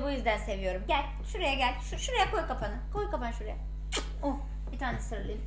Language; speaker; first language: Turkish; native; Turkish